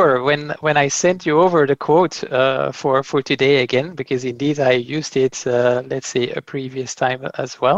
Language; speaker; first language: English; non-native, fluent; Dutch